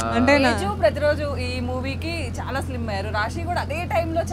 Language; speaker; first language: Telugu; native; Telugu